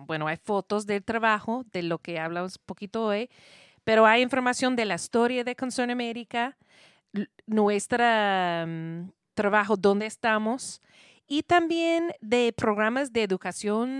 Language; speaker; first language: Spanish; non-native, learner; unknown